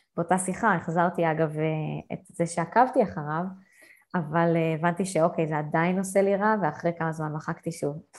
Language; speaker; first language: Hebrew; native; Hebrew